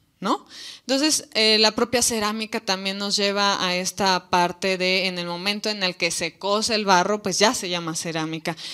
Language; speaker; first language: Spanish; native; Spanish